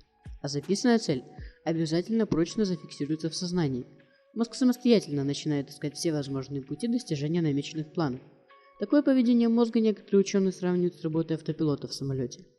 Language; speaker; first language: Russian; native; Russian